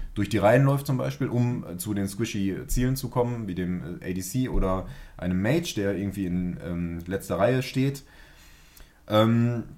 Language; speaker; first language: German; native; German